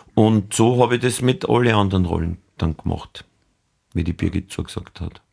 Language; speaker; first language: German; native; German